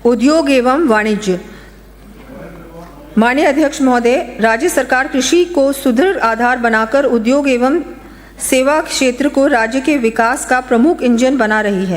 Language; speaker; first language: Hindi; native; Hindi